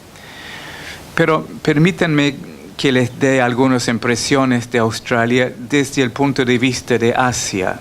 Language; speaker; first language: Spanish; non-native, fluent; English